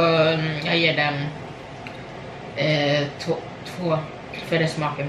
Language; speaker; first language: Swedish; early bilingual, heritage; Swedish